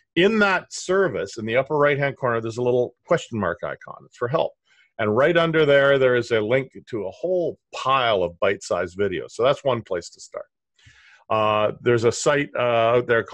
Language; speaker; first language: English; native; English